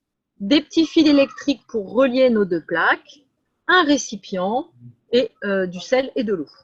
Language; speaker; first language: French; native; French